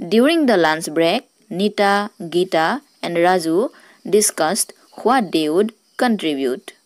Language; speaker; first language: English; non-native, local second language; Assamese